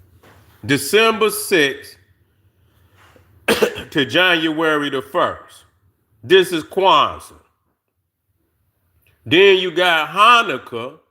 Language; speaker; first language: English; native; English